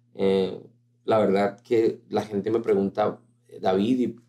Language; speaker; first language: Spanish; native; Spanish